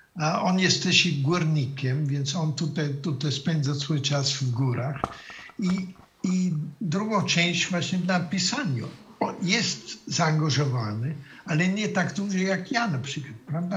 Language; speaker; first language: Polish; non-native, fluent; German